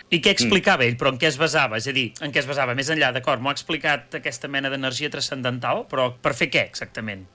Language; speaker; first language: Catalan; native; Catalan